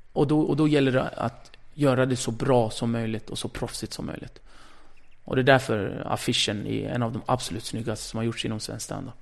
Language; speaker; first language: Swedish; early bilingual, other home language; Kurdish